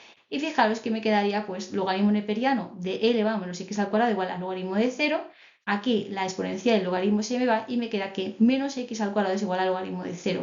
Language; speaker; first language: Spanish; native; Spanish